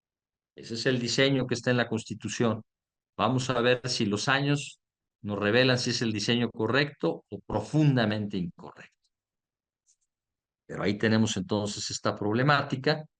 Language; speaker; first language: Spanish; native; Spanish